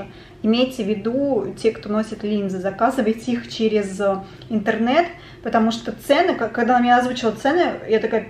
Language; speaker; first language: Russian; native; Russian